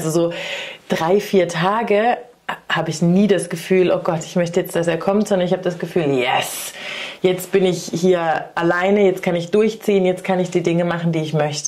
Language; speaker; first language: German; native; German